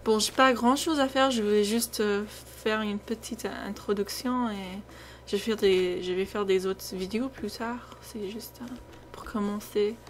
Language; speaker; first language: French; non-native, fluent; English